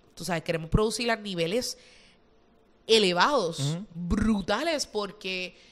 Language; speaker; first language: Spanish; native; Spanish